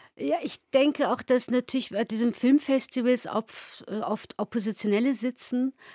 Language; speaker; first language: German; early bilingual, other home language; Turkish